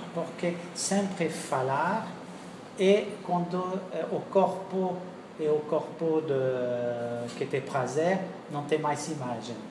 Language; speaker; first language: Portuguese; non-native, fluent; French